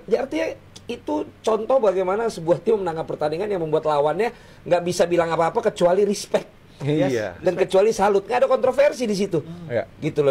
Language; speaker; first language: Indonesian; native; Indonesian